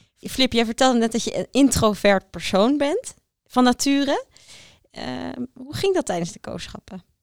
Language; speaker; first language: Dutch; native; Dutch